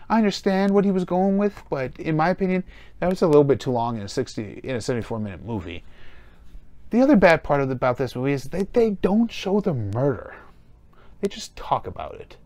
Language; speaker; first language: English; native; English